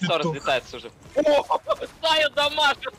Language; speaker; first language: Russian; native; Russian